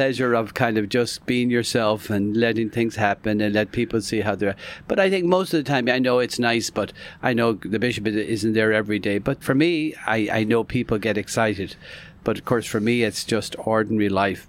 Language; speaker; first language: English; native; English